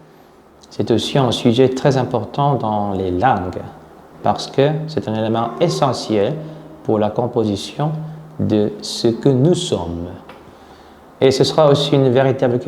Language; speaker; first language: French; non-native, fluent; Korean